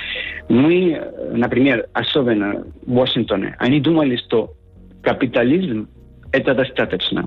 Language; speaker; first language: Russian; non-native, fluent; Spanish